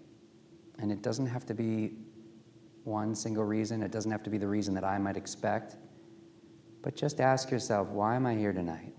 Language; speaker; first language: English; native; English